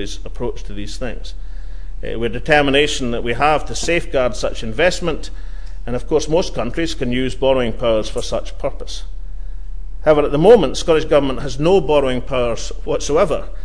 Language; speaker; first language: English; native; English